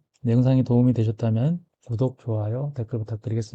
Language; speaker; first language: Korean; native; Korean